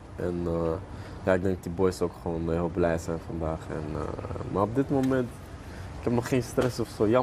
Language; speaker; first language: Dutch; early bilingual, other home language; Arabic